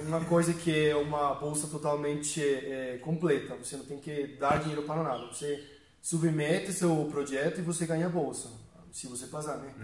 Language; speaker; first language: Portuguese; non-native, fluent; Spanish